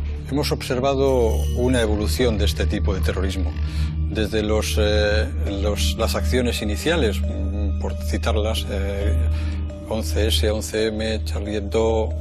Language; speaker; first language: Spanish; native; Spanish